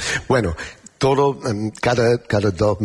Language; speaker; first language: Spanish; non-native, learner; English